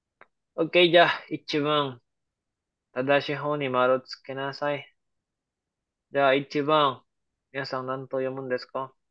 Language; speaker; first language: Japanese; non-native, fluent; Filipino